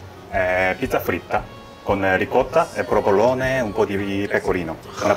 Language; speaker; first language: Italian; non-native, learner; Korean